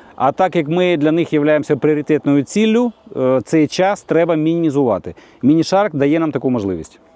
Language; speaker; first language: Ukrainian; native; Ukrainian